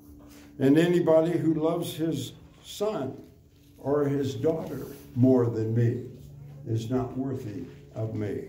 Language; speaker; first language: English; native; English